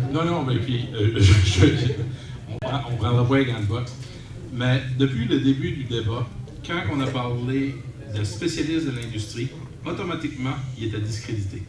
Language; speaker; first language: French; native; French